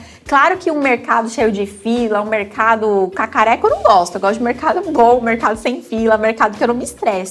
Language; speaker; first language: Portuguese; native; Portuguese